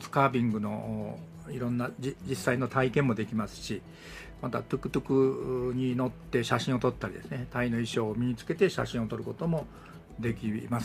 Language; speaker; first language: Japanese; native; Japanese